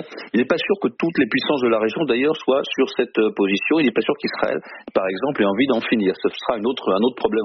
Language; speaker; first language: French; native; French